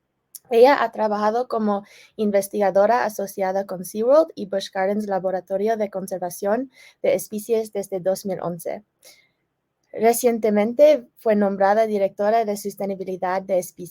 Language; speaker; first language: Spanish; non-native, fluent; English